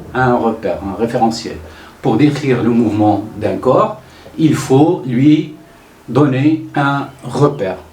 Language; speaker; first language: French; non-native, local second language; Arabic